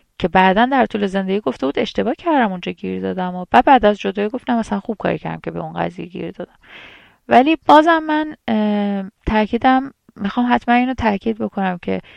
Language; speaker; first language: Persian; native; Persian